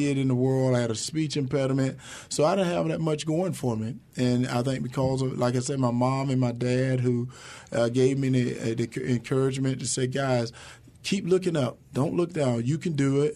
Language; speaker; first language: English; native; English